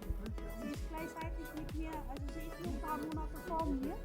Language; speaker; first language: German; non-native, fluent; Filipino